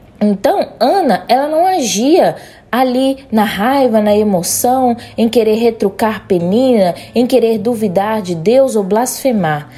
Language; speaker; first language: Portuguese; native; Portuguese